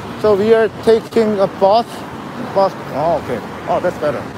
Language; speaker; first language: English; non-native, learner; Korean